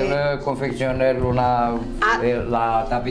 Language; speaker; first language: Spanish; non-native, learner; Romanian